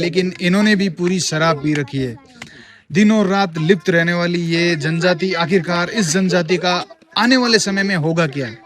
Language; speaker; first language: Hindi; native; Hindi